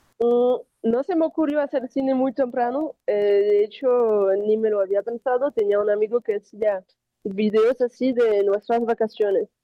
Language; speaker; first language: Spanish; non-native, fluent; French